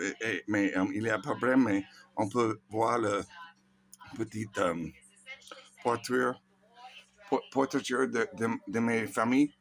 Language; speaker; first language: French; non-native, learner; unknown